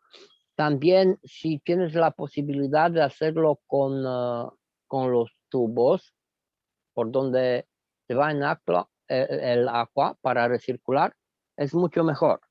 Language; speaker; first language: Spanish; non-native, fluent; Romanian